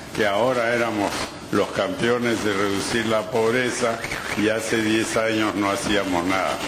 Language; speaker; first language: Spanish; native; Spanish